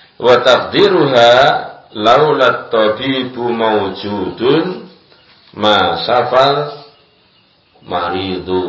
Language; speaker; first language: Arabic; non-native, fluent; Indonesian